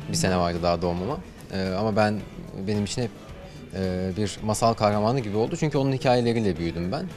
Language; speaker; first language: Turkish; native; Turkish